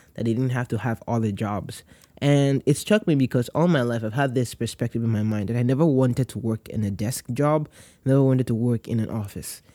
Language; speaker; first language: English; non-native, local second language; Yoruba